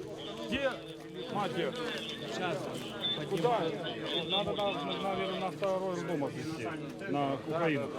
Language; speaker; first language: Russian; native; Russian